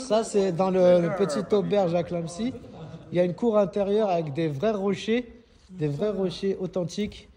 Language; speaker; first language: French; native; French